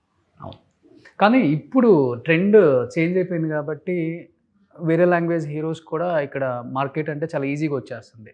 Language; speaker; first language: Telugu; native; Telugu